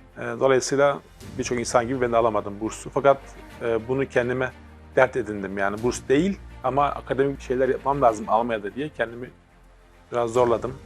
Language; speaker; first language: Turkish; native; Turkish